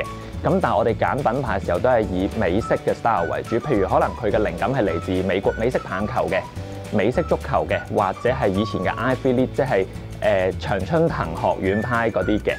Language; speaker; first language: Cantonese; native; Cantonese